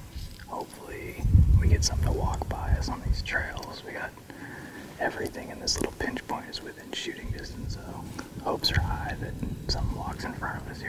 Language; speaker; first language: English; native; English